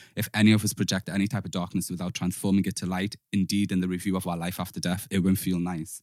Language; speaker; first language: English; native; English